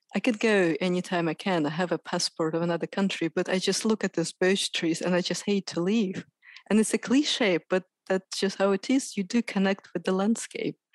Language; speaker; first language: English; non-native, fluent; Russian